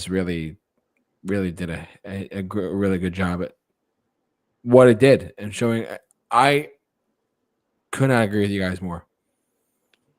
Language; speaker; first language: English; native; English